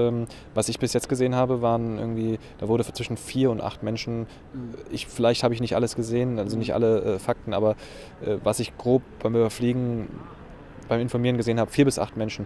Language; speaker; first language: German; native; German